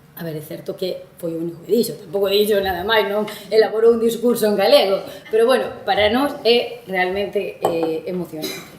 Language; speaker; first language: Galician; non-native, local second language; Spanish